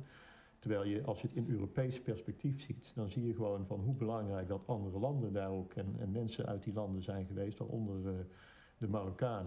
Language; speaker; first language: Dutch; native; Dutch